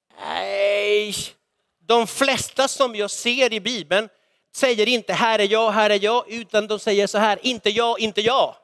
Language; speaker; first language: Swedish; non-native, fluent; Spanish